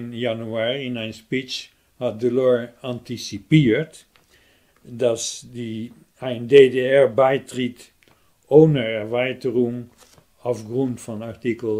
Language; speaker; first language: German; non-native, fluent; Dutch